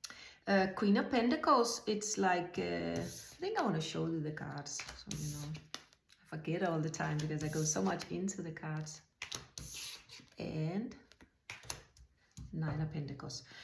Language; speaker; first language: English; non-native, fluent; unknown